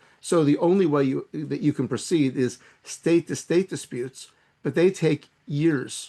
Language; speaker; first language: English; native; English